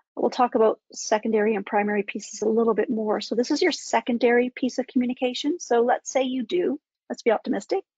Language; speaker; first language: English; native; English